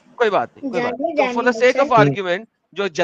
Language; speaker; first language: Hindi; native; Hindi